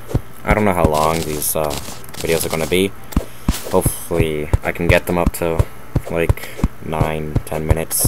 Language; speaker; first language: English; native; English